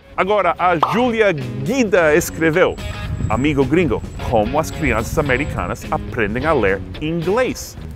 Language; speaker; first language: Portuguese; non-native, fluent; English